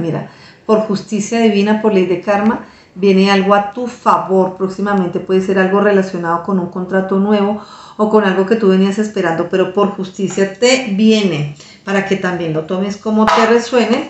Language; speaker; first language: Spanish; native; Spanish